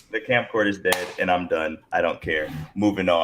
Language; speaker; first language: English; native; English